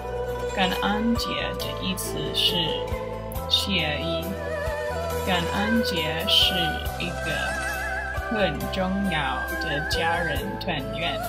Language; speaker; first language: Chinese; non-native, learner; English